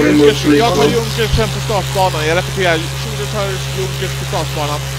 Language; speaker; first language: Swedish; native; Swedish